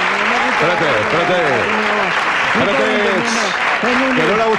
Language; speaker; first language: Spanish; native; Spanish